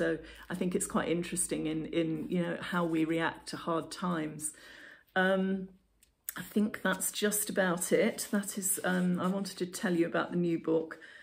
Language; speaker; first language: English; native; English